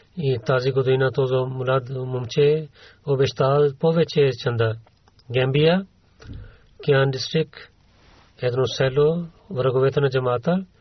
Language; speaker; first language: Bulgarian; non-native, learner; Urdu